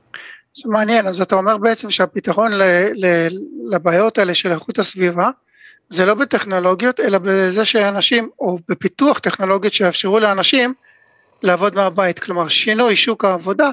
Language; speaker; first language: Hebrew; native; Hebrew